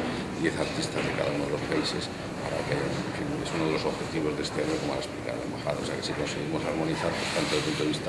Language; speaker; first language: Spanish; native; Spanish